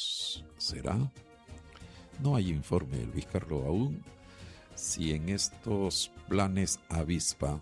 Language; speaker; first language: Spanish; native; Spanish